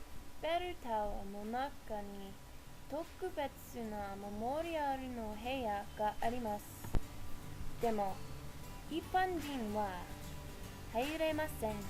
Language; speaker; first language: Japanese; non-native, learner; English